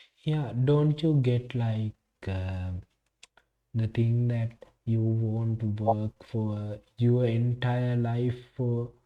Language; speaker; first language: English; non-native, learner; Sinhala